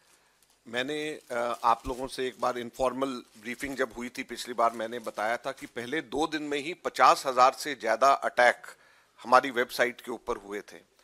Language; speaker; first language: Hindi; native; Hindi